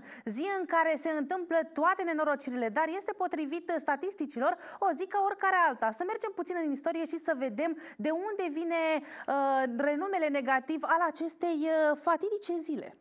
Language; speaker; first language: Romanian; native; Romanian